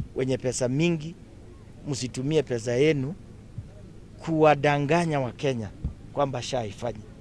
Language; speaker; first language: Swahili; non-native, local second language; Kalenjin